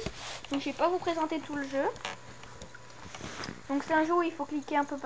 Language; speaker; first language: French; native; French